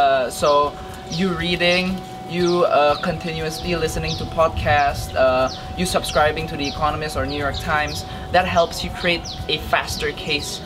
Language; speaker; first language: English; non-native, fluent; Indonesian